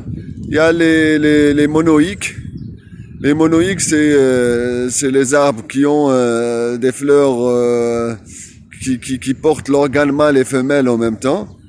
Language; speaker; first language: French; non-native, local second language; Arabic